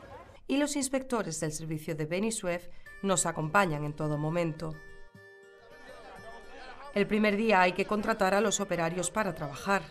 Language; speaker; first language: Spanish; native; Spanish